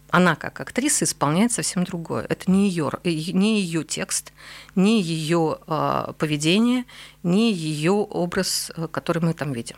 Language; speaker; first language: Russian; native; Russian